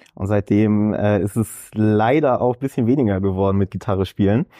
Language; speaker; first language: German; native; German